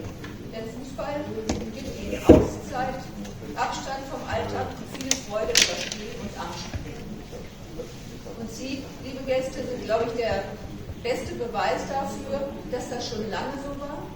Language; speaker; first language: German; native; German